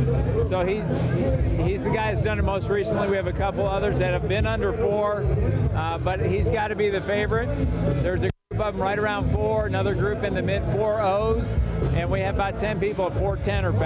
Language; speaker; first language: English; native; English